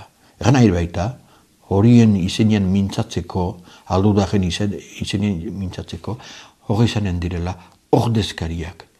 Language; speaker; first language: Basque; native; Basque